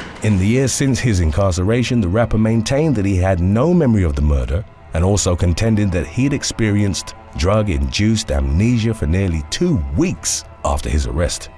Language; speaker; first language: English; native; English